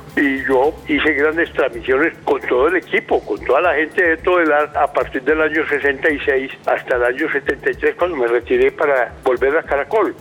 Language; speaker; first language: Spanish; native; Spanish